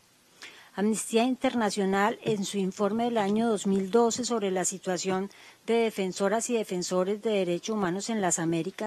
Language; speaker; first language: Spanish; native; Spanish